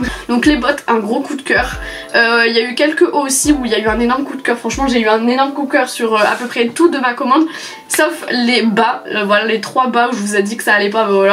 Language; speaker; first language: French; native; French